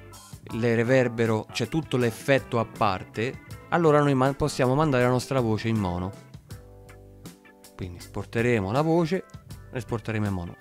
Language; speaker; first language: Italian; native; Italian